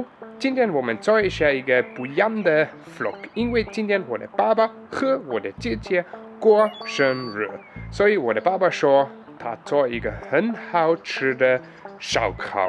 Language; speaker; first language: Chinese; non-native, fluent; German